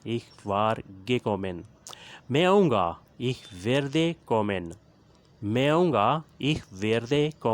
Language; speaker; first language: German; non-native, learner; Urdu